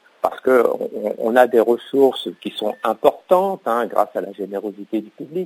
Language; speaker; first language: French; native; French